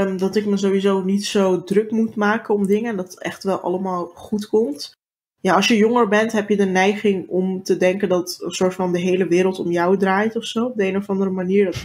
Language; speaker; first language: Dutch; early bilingual, other home language; Turkish